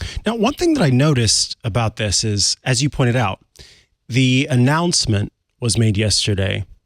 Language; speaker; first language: English; native; English